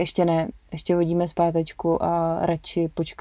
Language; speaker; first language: Czech; native; Czech